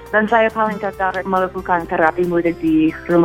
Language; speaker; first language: Indonesian; non-native, fluent; English